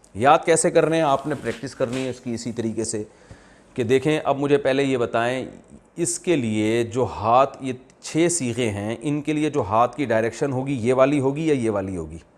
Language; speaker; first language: Urdu; native; Urdu